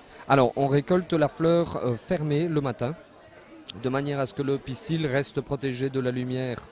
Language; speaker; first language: French; native; French